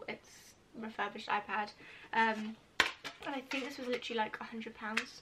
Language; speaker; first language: English; native; English